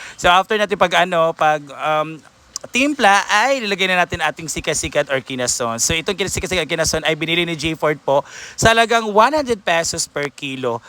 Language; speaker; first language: Filipino; non-native, local second language; Cebuano